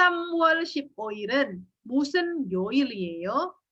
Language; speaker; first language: Korean; non-native, fluent; Indonesian